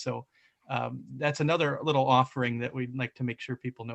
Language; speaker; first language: English; native; English